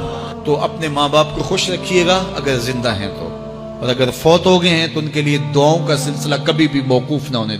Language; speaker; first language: Urdu; native; Urdu